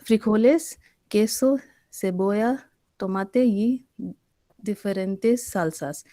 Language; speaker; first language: Spanish; non-native, learner; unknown